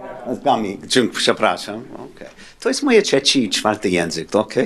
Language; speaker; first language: Polish; non-native, learner; English